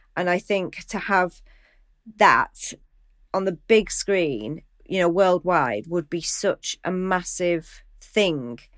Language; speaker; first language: English; native; English